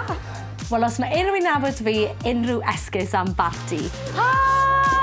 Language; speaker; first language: Welsh; native; Welsh